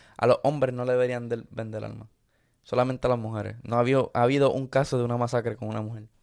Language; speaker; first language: Spanish; early bilingual, other home language; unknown